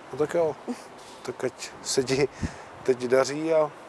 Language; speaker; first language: Czech; native; Czech